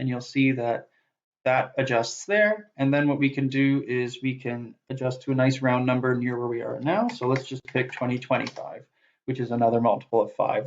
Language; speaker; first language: English; native; English